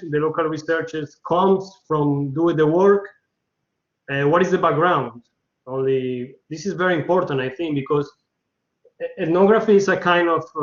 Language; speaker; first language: English; non-native, learner; Spanish